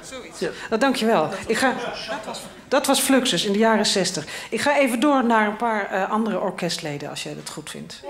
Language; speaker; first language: Dutch; native; Dutch